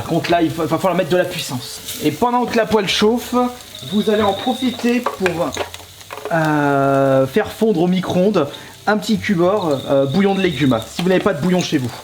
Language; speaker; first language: French; native; French